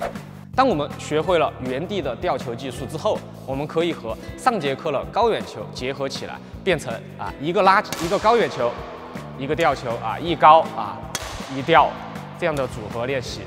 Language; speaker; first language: Chinese; native; Chinese